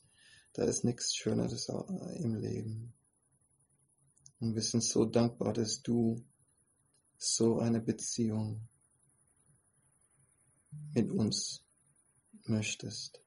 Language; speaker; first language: German; non-native, fluent; English